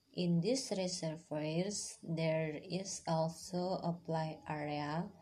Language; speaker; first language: English; non-native, fluent; Indonesian